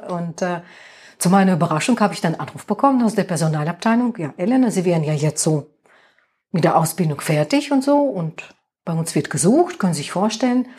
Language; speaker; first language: German; non-native, fluent; Russian